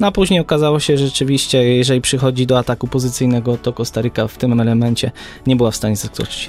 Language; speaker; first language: Polish; native; Polish